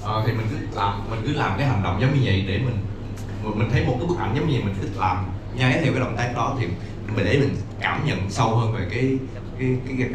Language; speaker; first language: Vietnamese; native; Vietnamese